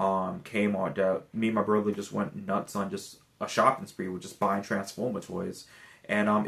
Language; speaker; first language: English; native; English